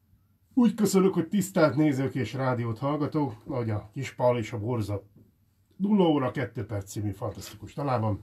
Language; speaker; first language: Hungarian; native; Hungarian